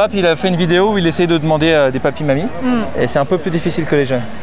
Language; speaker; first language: French; native; French